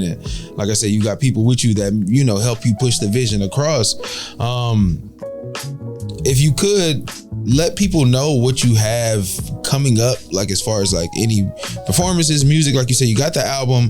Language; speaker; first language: English; native; English